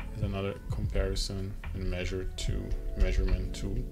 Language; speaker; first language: English; non-native, fluent; Portuguese